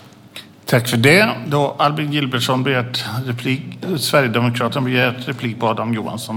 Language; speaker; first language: Swedish; native; Swedish